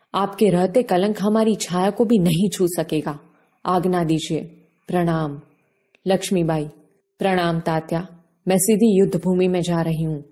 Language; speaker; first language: Hindi; non-native, local second language; Gujarati